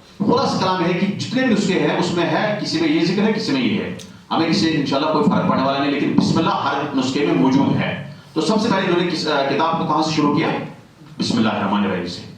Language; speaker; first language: Urdu; non-native, local second language; Kashmiri